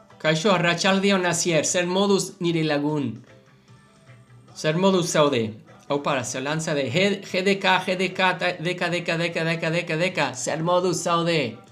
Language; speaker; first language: Basque; non-native, learner; English